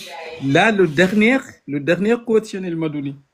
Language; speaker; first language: French; non-native, learner; Arabic